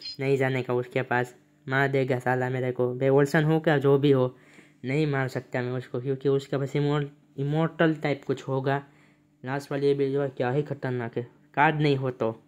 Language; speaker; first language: Hindi; non-native, local second language; Gujarati